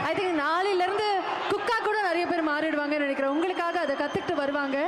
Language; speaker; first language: Tamil; native; Tamil